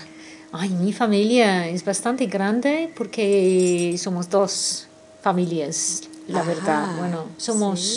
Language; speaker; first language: Spanish; non-native, fluent; English